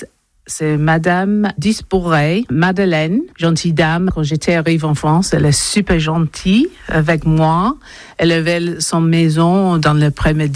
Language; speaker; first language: French; non-native, learner; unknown